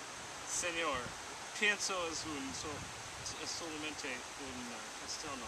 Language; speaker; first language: Spanish; non-native, learner; English